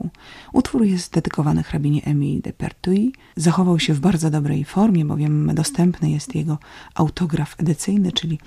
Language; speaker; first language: Polish; native; Polish